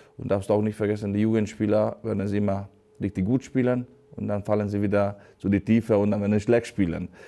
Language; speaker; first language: German; non-native, fluent; Hungarian